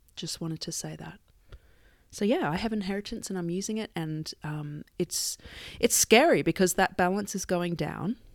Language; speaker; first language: English; native; English